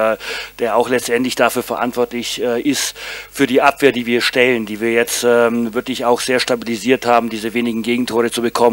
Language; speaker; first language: German; native; German